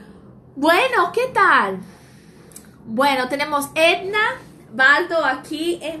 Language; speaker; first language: Spanish; non-native, fluent; Portuguese